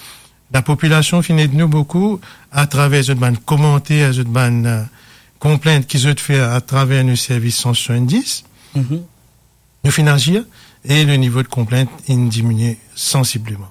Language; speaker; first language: French; non-native, local second language; Morisyen